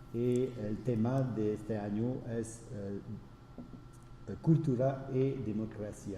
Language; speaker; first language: Spanish; non-native, fluent; French